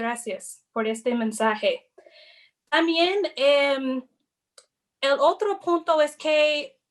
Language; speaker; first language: Spanish; non-native, fluent; English